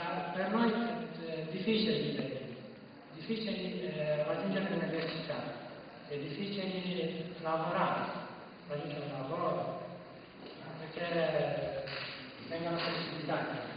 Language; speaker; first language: Italian; non-native, learner; Kurdish